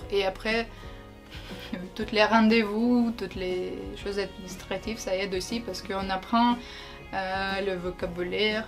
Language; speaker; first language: French; non-native, learner; Ukrainian